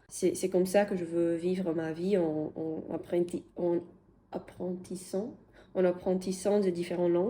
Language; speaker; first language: French; non-native, fluent; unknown